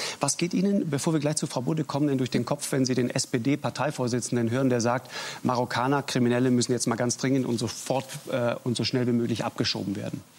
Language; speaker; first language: German; native; German